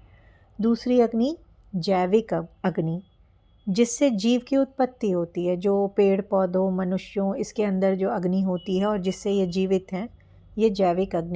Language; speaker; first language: Hindi; native; Hindi